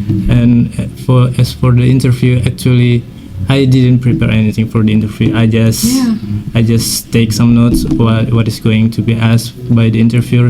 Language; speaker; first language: English; non-native, fluent; Indonesian